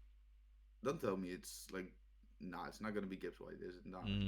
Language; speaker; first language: English; non-native, fluent; Dutch